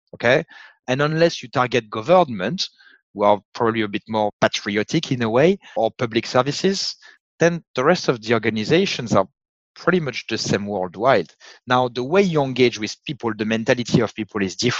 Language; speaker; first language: English; non-native, fluent; French